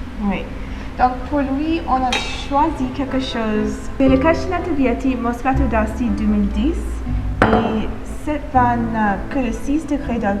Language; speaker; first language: French; non-native, fluent; English